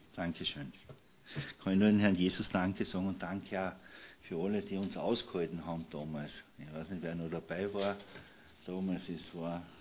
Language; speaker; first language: German; native; German